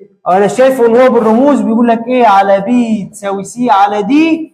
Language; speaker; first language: Arabic; native; Arabic